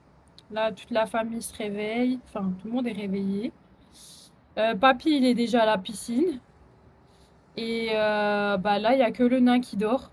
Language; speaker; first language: French; native; French